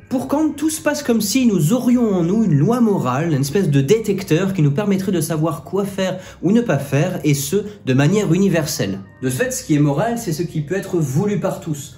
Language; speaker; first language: French; native; French